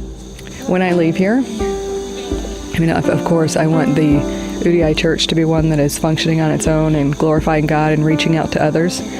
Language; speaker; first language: English; native; English